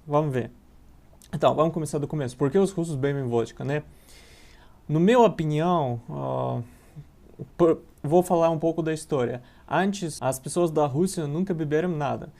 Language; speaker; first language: Portuguese; non-native, learner; Russian